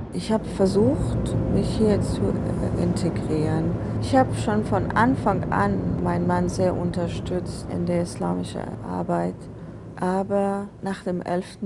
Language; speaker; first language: German; non-native, fluent; Persian